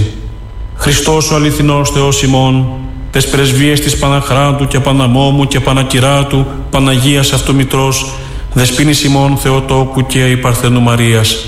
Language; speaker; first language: Greek; native; Greek